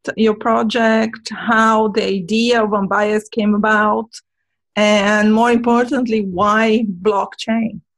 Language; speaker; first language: English; non-native, fluent; Portuguese